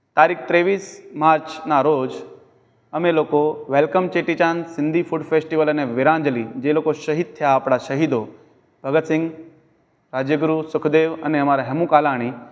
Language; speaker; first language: Gujarati; non-native, local second language; Sindhi